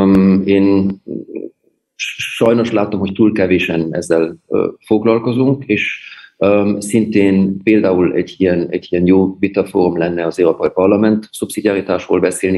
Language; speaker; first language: Hungarian; early bilingual, heritage; German